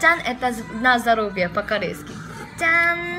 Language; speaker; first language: Russian; non-native, learner; Korean